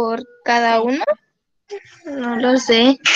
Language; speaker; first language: Spanish; native; Spanish